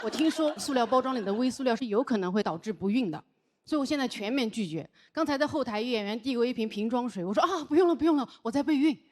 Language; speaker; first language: Chinese; native; Chinese